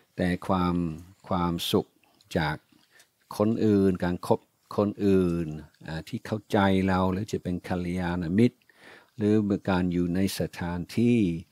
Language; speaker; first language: Thai; non-native, fluent; English